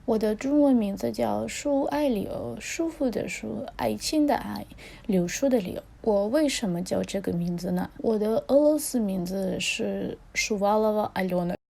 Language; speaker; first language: Chinese; non-native, fluent; Russian